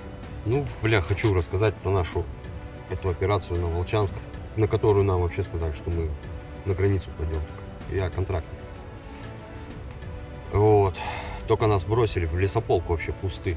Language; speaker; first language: Russian; native; Russian